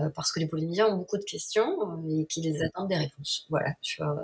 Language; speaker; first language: French; native; French